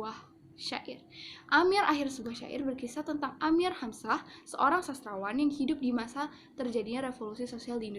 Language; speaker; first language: Indonesian; native; Indonesian